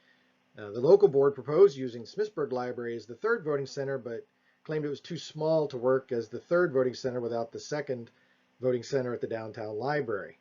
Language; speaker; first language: English; native; English